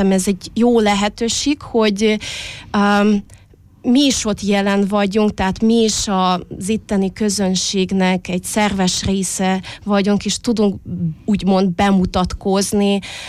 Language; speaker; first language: Hungarian; non-native, fluent; Russian